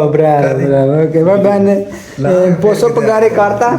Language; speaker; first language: Italian; non-native, learner; Punjabi